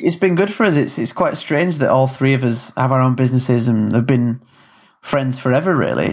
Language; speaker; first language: English; native; English